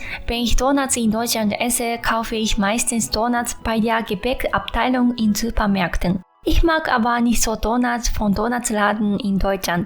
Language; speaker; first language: German; non-native, fluent; Japanese